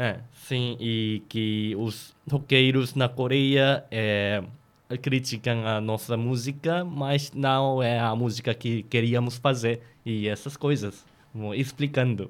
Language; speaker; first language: Portuguese; non-native, fluent; Korean